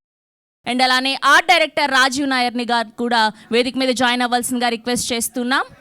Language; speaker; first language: Telugu; native; Telugu